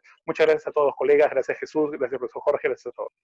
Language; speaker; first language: Spanish; native; Spanish